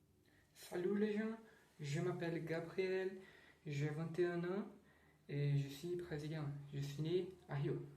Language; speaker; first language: French; non-native, learner; Portuguese